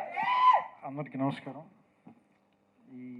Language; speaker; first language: Telugu; native; Telugu